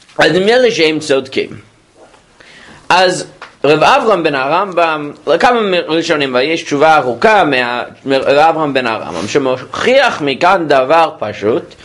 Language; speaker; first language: Hebrew; non-native, fluent; English